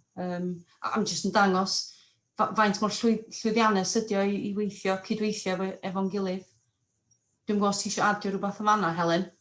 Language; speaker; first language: Welsh; non-native, local second language; English